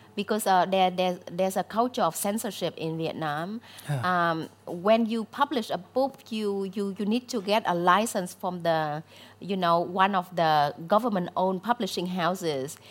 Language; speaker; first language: English; non-native, fluent; Vietnamese